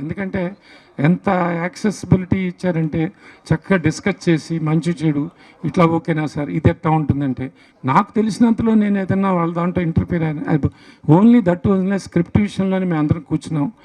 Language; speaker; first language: Telugu; native; Telugu